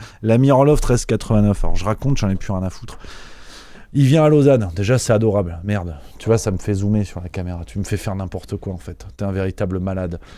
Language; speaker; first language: French; native; French